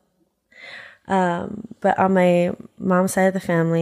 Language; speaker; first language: English; native; English